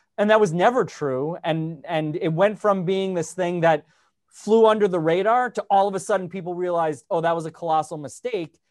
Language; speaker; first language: English; native; English